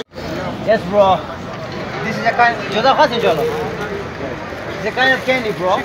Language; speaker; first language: English; non-native, fluent; Persian